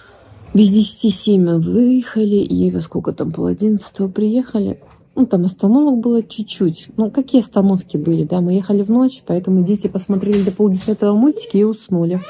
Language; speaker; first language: Russian; native; Russian